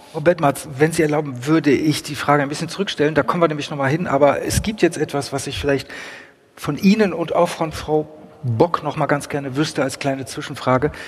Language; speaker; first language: German; native; German